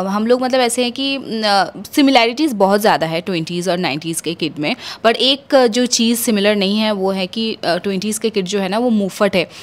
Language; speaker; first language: Hindi; non-native, local second language; Bangla